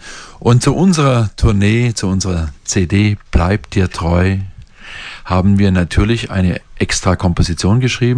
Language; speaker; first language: German; native; German